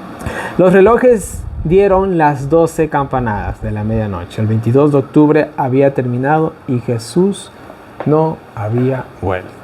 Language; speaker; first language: Spanish; native; Spanish